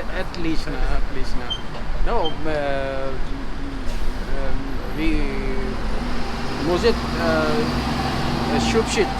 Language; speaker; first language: Russian; non-native, learner; Urdu